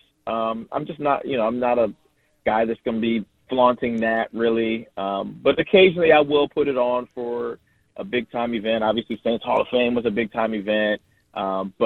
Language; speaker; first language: English; native; English